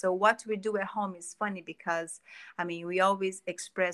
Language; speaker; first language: English; non-native, fluent; Portuguese